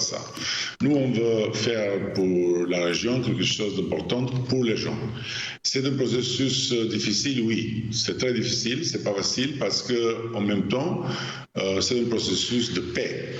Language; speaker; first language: French; non-native, fluent; Albanian